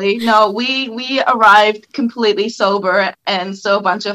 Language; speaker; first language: English; non-native, local second language; Japanese